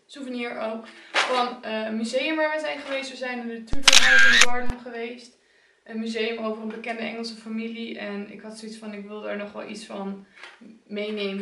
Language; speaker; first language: Dutch; native; Dutch